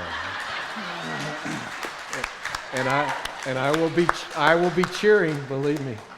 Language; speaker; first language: English; native; English